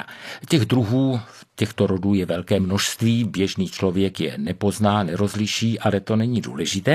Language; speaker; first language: Czech; native; Czech